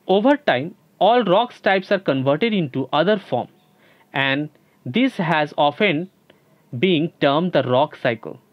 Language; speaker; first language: English; non-native, local second language; Bangla